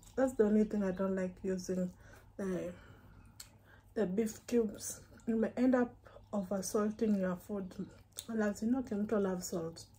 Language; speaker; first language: English; non-native, local second language; Gusii